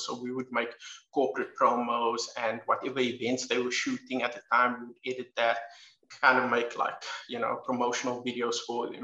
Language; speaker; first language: English; native; English